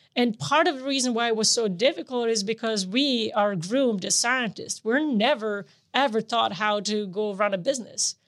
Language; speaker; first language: English; non-native, fluent; Serbian